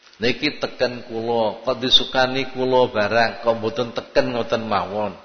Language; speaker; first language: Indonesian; non-native, local second language; Javanese